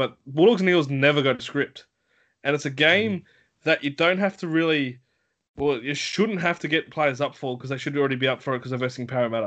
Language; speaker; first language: English; native; English